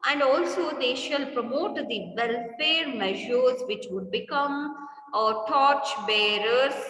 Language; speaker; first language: English; non-native, local second language; Kannada